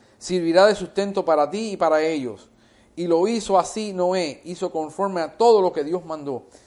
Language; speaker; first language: Spanish; early bilingual, heritage; Spanish